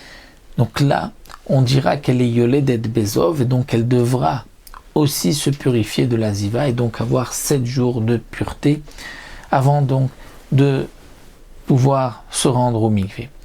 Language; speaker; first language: French; native; French